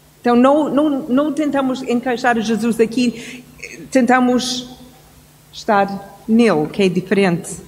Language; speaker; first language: Portuguese; non-native, fluent; English